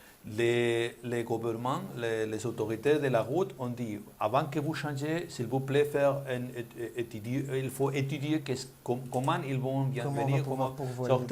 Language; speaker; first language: French; non-native, learner; Spanish